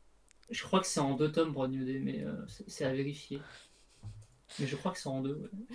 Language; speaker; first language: French; native; French